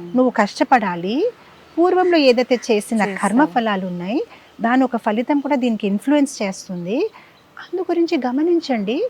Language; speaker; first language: Telugu; non-native, fluent; Gujarati